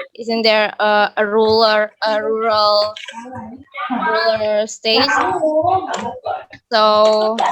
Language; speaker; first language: English; non-native, learner; Indonesian